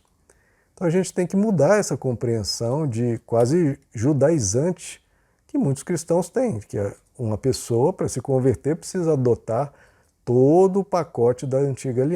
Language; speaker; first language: Portuguese; native; Portuguese